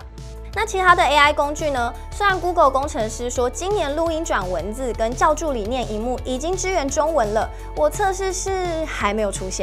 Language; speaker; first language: Chinese; native; Chinese